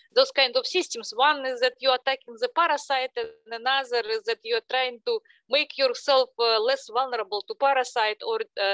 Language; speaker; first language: English; non-native, fluent; Russian